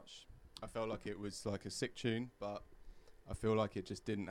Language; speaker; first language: English; native; English